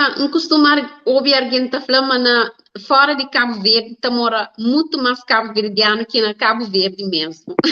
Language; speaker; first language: Portuguese; non-native, learner; Kabuverdianu